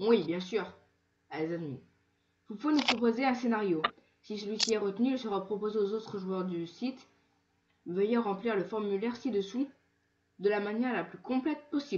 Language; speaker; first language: French; native; French